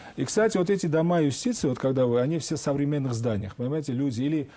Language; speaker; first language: Russian; non-native, local second language; Georgian